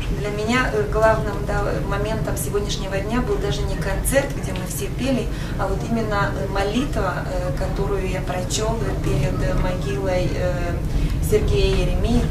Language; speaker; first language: Russian; non-native, fluent; Dutch